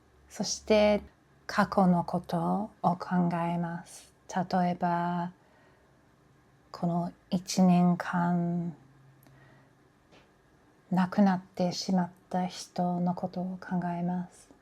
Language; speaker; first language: Japanese; non-native, learner; English